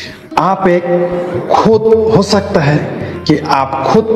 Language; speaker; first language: Hindi; non-native, fluent; Bangla